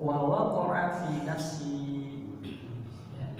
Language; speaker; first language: Arabic; non-native, fluent; Indonesian